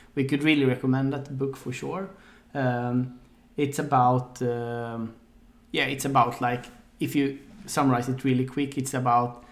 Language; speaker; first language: English; non-native, fluent; Swedish